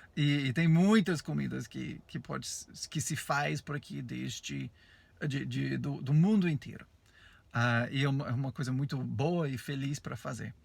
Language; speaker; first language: Portuguese; non-native, fluent; English